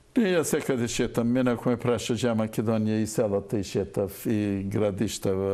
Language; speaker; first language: Macedonian; non-native, local second language; Turkish